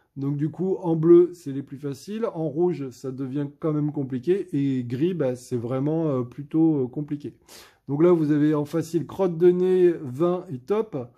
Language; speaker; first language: French; native; French